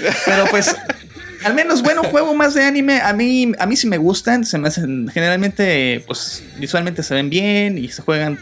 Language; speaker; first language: Spanish; native; Spanish